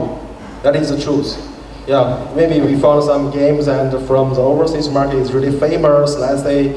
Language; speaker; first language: English; non-native, fluent; Chinese